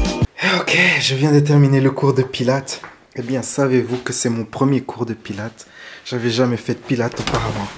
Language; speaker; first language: French; non-native, fluent; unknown